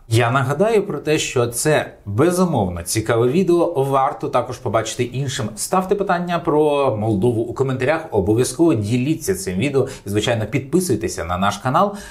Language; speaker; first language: Ukrainian; native; Ukrainian